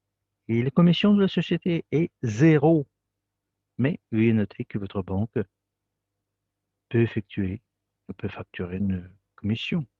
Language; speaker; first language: French; non-native, fluent; Russian